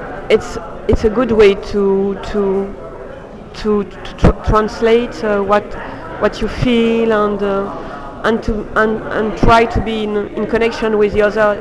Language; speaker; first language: English; non-native, learner; French